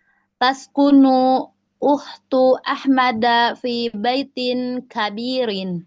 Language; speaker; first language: Arabic; non-native, learner; Indonesian